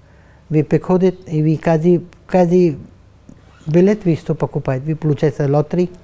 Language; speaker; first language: Russian; non-native, learner; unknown